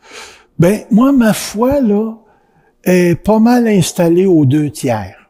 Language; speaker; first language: French; native; French